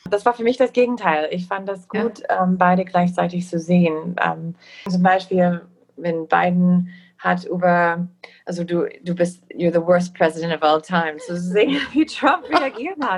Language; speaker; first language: German; non-native, fluent; English